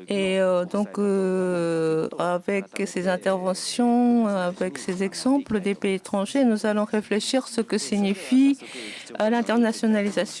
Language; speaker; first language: French; non-native, fluent; Japanese